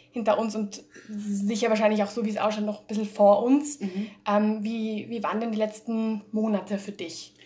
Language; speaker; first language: German; early bilingual, heritage; German